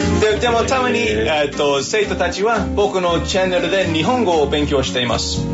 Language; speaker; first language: Japanese; non-native, fluent; English